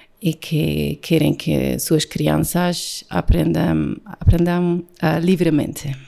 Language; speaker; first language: Portuguese; non-native, learner; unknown